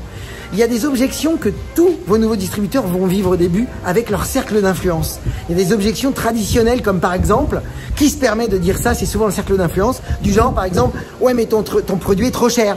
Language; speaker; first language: French; native; French